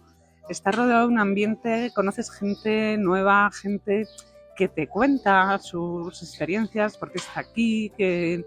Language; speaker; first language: Spanish; native; Spanish